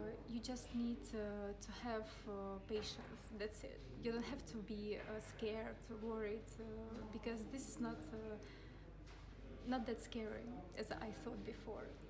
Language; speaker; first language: English; non-native, fluent; Russian